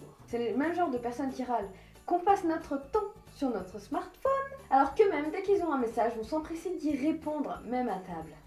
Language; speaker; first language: French; native; French